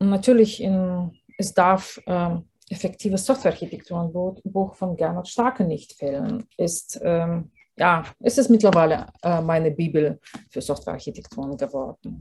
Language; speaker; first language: German; non-native, fluent; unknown